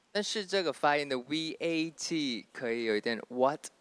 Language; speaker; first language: Chinese; non-native, fluent; Thai